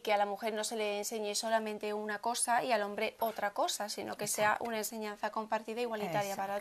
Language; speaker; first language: Spanish; native; Spanish